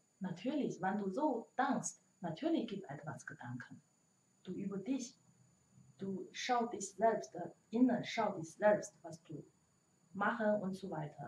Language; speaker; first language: German; non-native, learner; Chinese